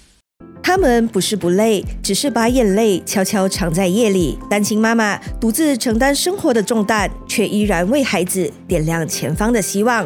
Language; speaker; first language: Chinese; native; Chinese